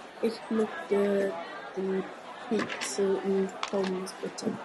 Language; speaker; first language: German; non-native, learner; English